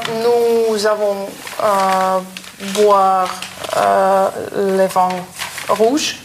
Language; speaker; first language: French; non-native, learner; Russian